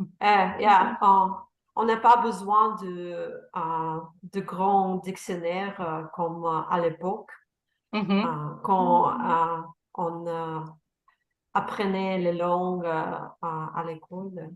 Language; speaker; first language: French; non-native, learner; Russian